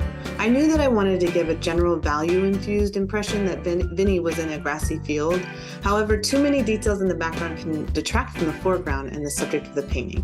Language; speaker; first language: English; native; English